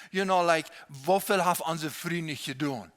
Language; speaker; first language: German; non-native, learner; Low German